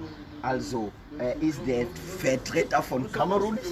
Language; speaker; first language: German; non-native, fluent; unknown